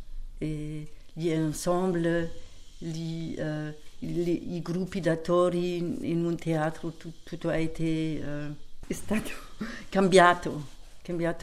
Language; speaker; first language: Italian; non-native, fluent; German